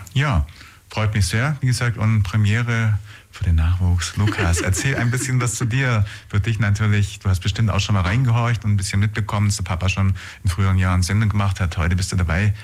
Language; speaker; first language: German; native; German